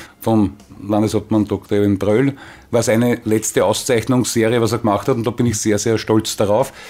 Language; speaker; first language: German; native; German